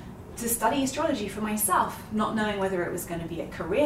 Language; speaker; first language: English; native; English